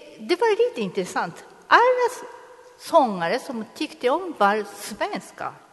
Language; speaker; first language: Swedish; non-native, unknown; Japanese